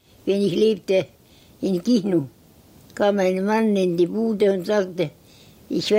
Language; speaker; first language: German; non-native, learner; Estonian